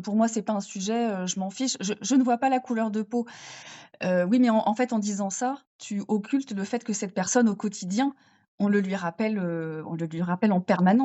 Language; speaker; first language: French; native; French